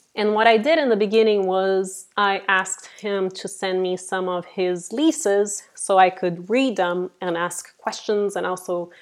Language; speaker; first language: English; non-native, fluent; Portuguese